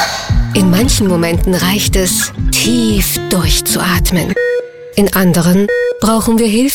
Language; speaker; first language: German; native; German